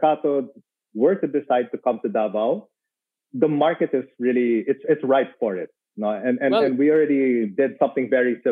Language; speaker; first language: English; non-native, local second language; Filipino